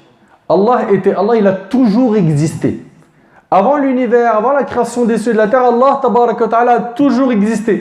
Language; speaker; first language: French; native; French